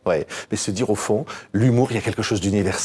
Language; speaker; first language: French; native; French